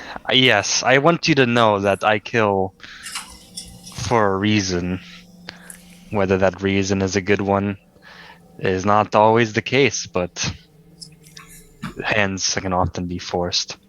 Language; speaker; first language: English; native; English